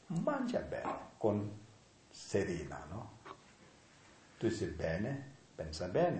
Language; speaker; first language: Italian; non-native, learner; Tibetan